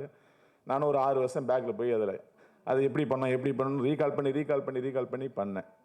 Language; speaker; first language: Tamil; native; Tamil